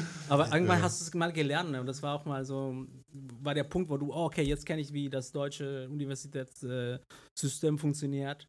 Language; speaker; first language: German; non-native, fluent; Spanish